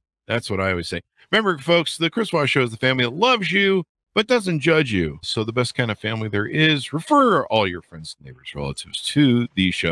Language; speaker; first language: English; native; English